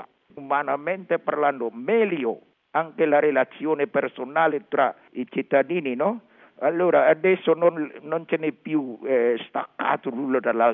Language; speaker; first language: Italian; non-native, learner; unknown